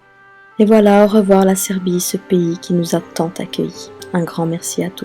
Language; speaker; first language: French; native; French